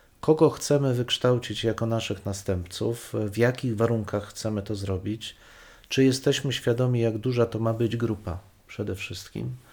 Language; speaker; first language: Polish; native; Polish